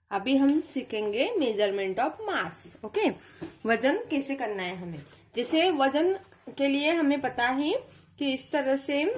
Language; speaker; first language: Hindi; non-native, local second language; Marathi